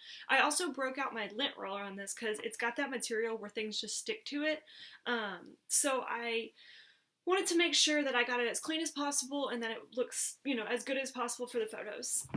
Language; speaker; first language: English; native; English